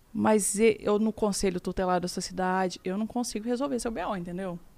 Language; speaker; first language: Portuguese; native; Portuguese